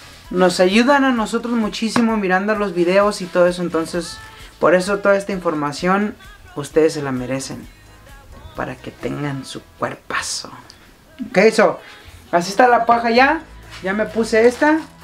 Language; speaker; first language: Spanish; native; Spanish